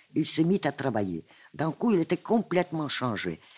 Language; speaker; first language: French; non-native, fluent; Russian